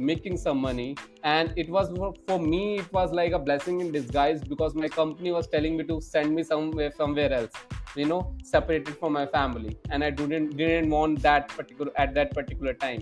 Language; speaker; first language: English; non-native, local second language; Hindi